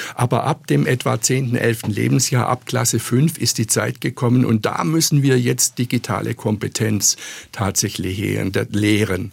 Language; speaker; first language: German; native; German